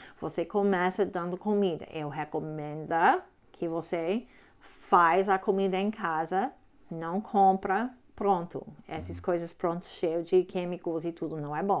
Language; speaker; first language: Portuguese; non-native, learner; English